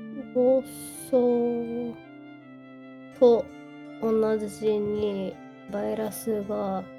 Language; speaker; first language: Japanese; non-native, learner; English